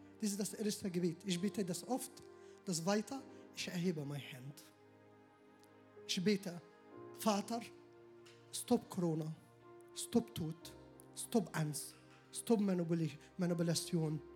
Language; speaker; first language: German; non-native, learner; Arabic